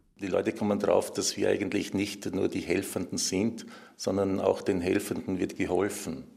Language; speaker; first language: German; native; German